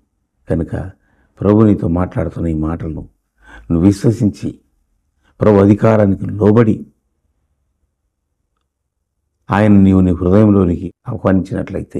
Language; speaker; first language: Telugu; native; Telugu